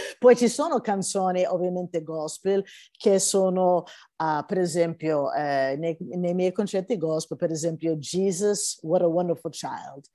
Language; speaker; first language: Italian; non-native, fluent; English